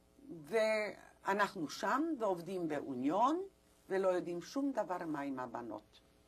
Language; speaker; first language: Hebrew; non-native, fluent; Polish